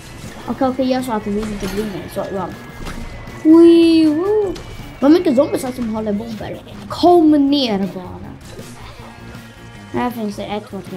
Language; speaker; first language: Swedish; early bilingual, other home language; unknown